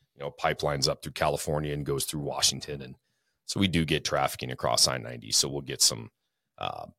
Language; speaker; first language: English; native; English